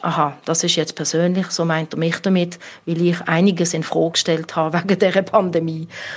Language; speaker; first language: German; native; German